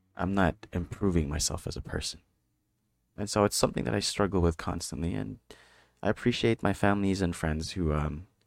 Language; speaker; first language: English; non-native, local second language; Filipino